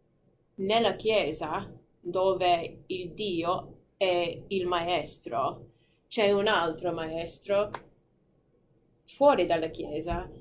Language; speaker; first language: Italian; non-native, fluent; English